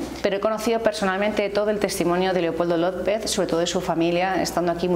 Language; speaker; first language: Spanish; native; Spanish